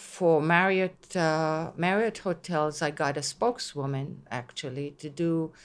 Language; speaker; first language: English; non-native, fluent; Hebrew